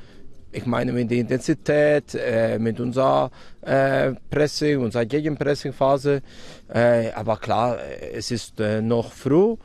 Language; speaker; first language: German; non-native, fluent; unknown